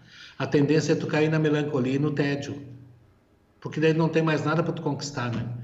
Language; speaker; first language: Portuguese; native; Portuguese